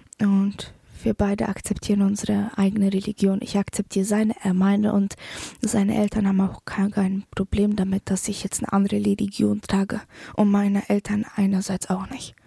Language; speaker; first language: German; early bilingual, other home language; Polish